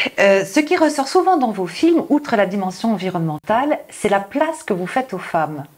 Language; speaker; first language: French; native; French